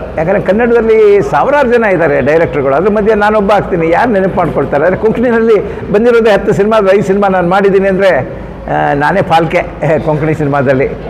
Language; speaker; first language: Kannada; non-native, local second language; Konkani